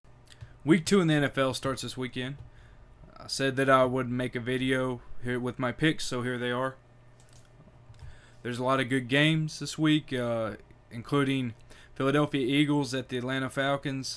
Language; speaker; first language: English; native; English